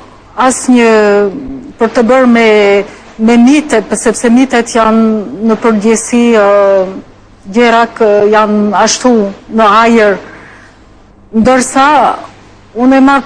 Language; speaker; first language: Albanian; non-native, fluent; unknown